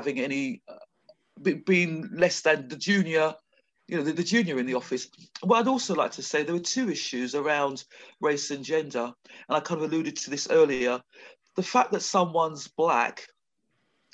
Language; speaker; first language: English; native; English